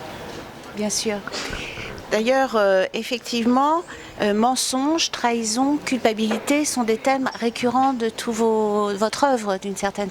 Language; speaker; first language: French; native; French